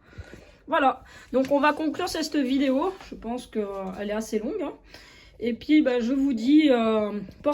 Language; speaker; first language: French; native; French